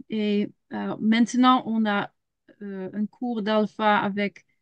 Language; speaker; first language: French; non-native, learner; Dutch